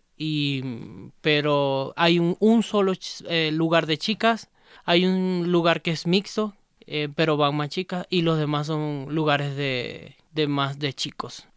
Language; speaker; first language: Spanish; native; Spanish